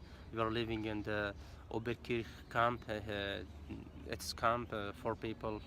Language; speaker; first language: English; non-native, learner; Persian